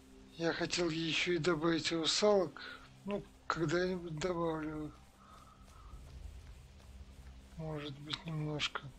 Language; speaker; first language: Russian; native; Russian